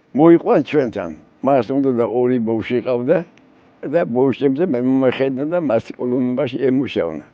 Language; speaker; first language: Georgian; native; Georgian